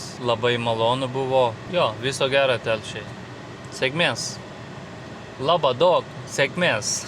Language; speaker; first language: Lithuanian; non-native, learner; Turkish